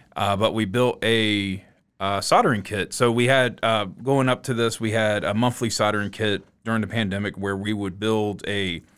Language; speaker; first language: English; native; English